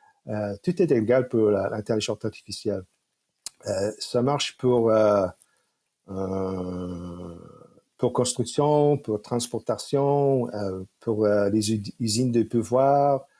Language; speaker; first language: French; non-native, fluent; English